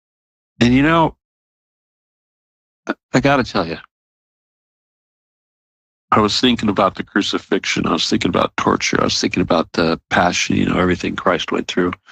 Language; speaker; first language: English; native; English